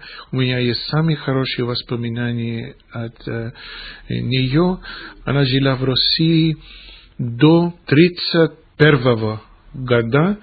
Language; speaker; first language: Russian; non-native, fluent; Greek